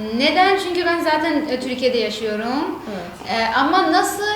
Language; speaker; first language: Turkish; non-native, learner; Persian